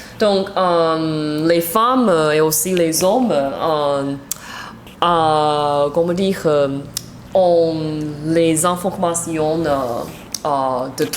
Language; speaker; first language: French; non-native, learner; Chinese